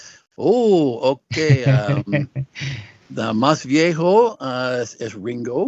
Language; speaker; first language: Spanish; non-native, learner; English